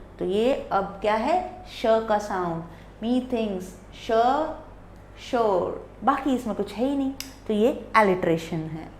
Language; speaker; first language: Hindi; non-native, local second language; Bangla